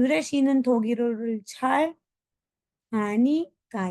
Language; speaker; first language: Korean; non-native, fluent; Hindi